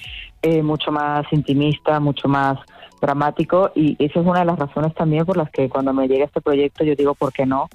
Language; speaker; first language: Spanish; native; Spanish